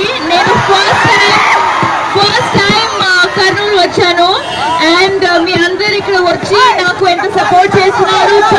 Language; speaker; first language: Telugu; non-native, local second language; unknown